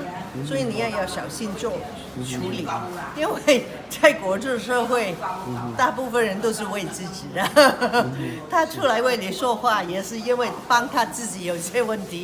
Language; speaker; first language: Chinese; non-native, local second language; Cantonese